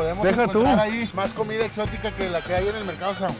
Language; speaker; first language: Spanish; native; Spanish